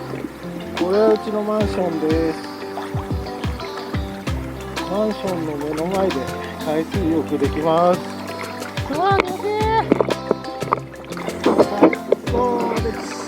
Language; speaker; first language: Japanese; native; Japanese